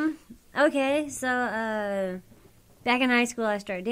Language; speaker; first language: English; native; English